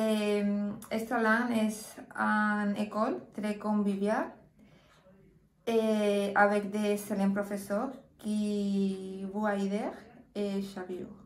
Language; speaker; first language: French; non-native, learner; Spanish